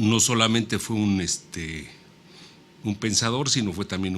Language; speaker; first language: Spanish; native; Spanish